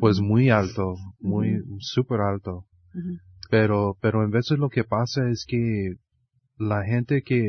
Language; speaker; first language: Spanish; early bilingual, heritage; Spanish